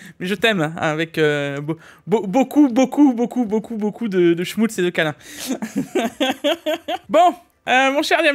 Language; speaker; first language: French; native; French